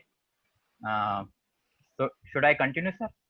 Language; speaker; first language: English; non-native, learner; Hindi